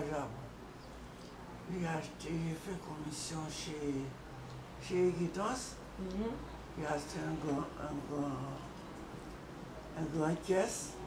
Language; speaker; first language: French; non-native, local second language; Guadeloupean Creole French